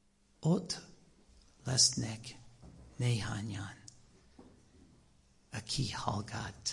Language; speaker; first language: Hungarian; non-native, learner; English